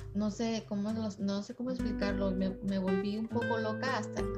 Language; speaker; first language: Spanish; early bilingual, heritage; Spanish